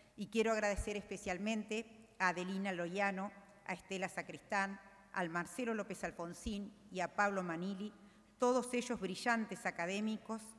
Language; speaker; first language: Spanish; native; Spanish